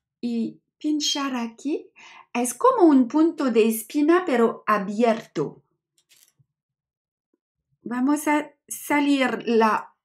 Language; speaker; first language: Spanish; non-native, learner; French